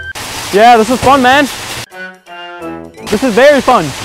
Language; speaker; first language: English; native; English